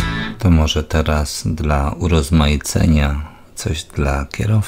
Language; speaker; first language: Polish; native; Polish